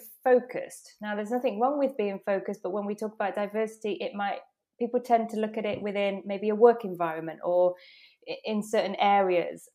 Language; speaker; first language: English; native; English